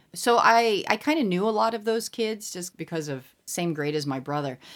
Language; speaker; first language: English; native; English